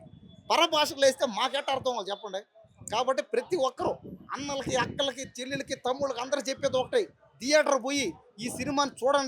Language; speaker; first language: Telugu; native; Telugu